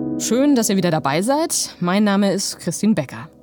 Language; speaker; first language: German; native; German